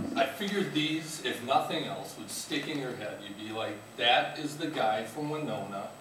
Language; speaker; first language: English; native; English